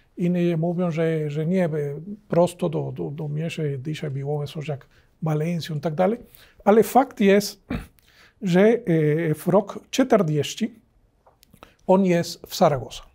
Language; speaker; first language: Polish; non-native, learner; Spanish